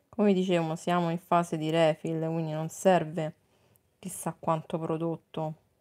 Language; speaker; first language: Italian; native; Italian